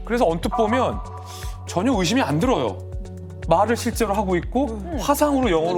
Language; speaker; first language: Korean; native; Korean